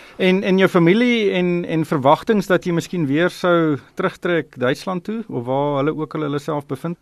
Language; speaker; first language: Afrikaans; native; Afrikaans